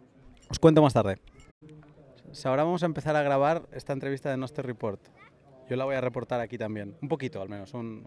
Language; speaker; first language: Spanish; native; Spanish